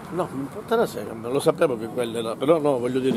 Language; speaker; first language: Italian; native; Italian